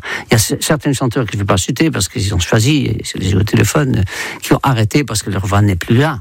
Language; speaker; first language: French; non-native, fluent; Dutch